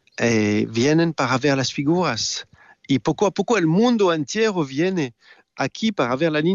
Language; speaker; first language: Spanish; non-native, learner; French